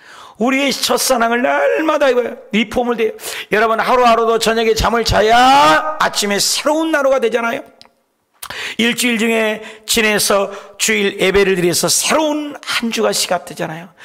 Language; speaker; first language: Korean; native; Korean